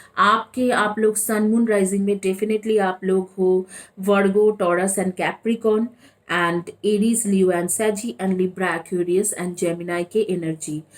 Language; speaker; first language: Hindi; non-native, local second language; Bangla